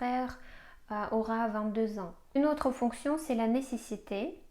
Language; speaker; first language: French; non-native, fluent; Russian